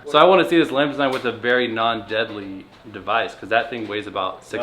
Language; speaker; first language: English; native; English